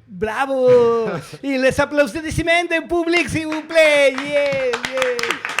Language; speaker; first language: French; non-native, learner; Spanish